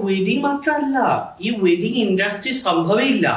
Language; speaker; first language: Malayalam; non-native, fluent; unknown